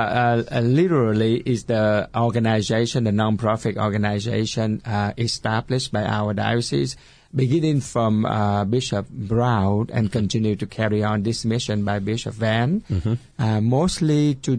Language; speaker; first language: English; non-native, fluent; Vietnamese